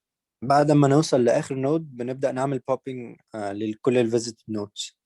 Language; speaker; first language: Arabic; native; Arabic